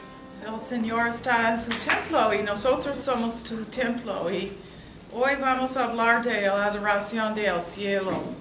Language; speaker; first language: Spanish; non-native, learner; English